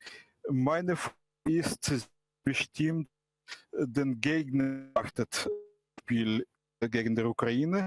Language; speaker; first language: German; non-native, learner; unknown